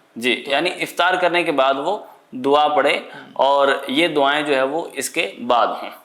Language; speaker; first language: Urdu; native; Urdu